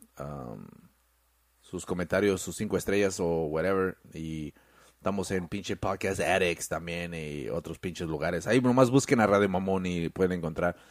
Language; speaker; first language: Spanish; early bilingual, heritage; Spanish